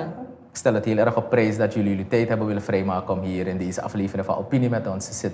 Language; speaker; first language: Dutch; native; Dutch